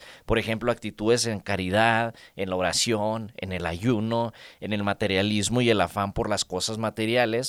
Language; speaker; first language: Spanish; native; Spanish